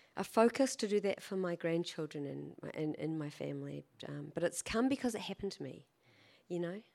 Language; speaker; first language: English; native; English